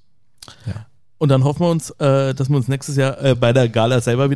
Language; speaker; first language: German; native; German